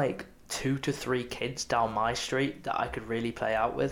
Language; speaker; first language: English; native; English